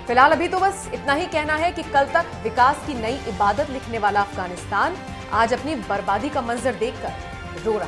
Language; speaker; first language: Hindi; native; Hindi